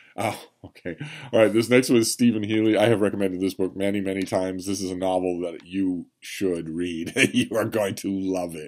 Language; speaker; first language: English; native; English